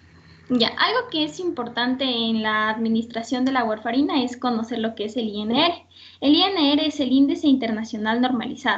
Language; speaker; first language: Spanish; native; Spanish